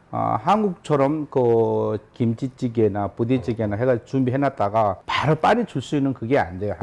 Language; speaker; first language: Korean; non-native, fluent; Nepali